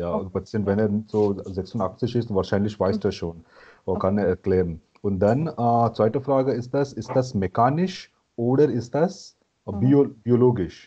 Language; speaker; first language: German; non-native, fluent; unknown